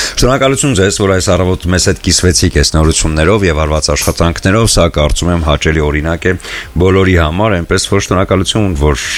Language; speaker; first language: Armenian; native; Armenian